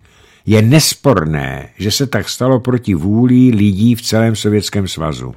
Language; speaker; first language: Czech; native; Czech